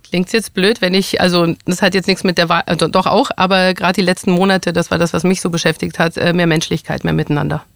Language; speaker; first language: German; early bilingual, other home language; Italian